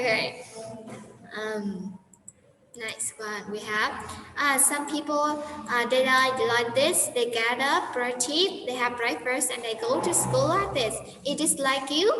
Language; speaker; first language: English; non-native, fluent; Vietnamese